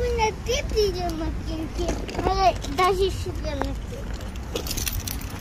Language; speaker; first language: Russian; early bilingual, heritage; Russian